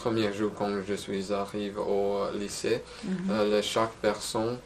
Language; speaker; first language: French; non-native, learner; Croatian